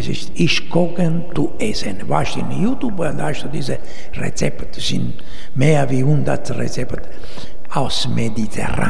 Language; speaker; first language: German; non-native, learner; Italian